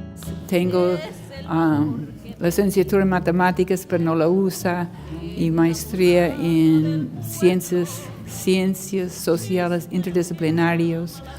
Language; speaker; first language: Spanish; non-native, learner; English